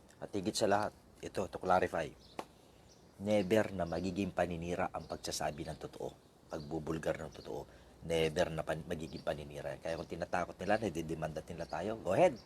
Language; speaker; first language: Filipino; non-native, local second language; Iloko